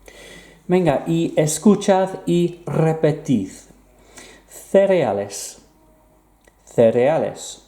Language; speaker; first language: Spanish; non-native, fluent; English